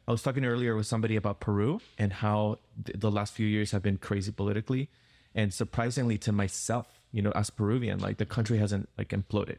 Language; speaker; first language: English; non-native, fluent; Spanish